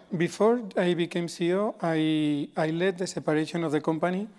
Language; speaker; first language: English; non-native, fluent; Spanish